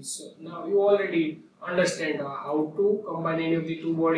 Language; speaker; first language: English; non-native, local second language; Gujarati